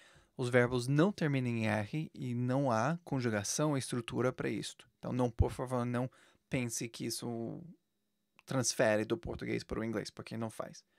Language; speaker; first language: Portuguese; non-native, fluent; English